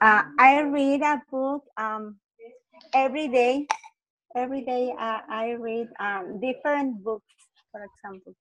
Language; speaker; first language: English; non-native, learner; Spanish